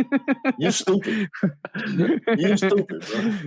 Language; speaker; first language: English; native; English